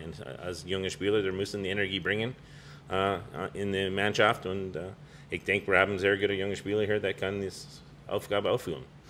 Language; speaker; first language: German; non-native, fluent; English